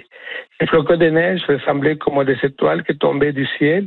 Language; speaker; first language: French; non-native, fluent; Spanish